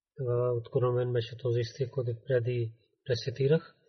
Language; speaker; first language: Bulgarian; non-native, learner; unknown